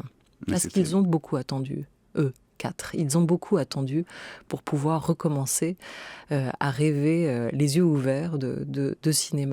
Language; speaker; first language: French; native; French